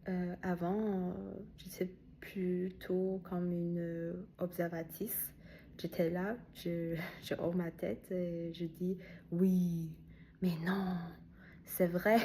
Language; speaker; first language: French; non-native, learner; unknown